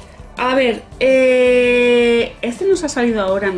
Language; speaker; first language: Spanish; native; Spanish